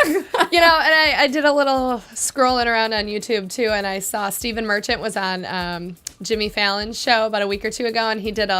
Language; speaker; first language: English; native; English